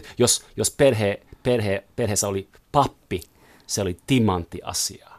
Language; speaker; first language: Finnish; non-native, fluent; French